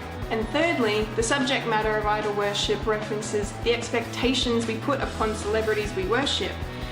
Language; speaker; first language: English; native; English